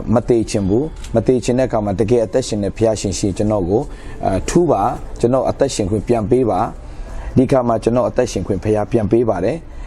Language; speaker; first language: Burmese; native; Burmese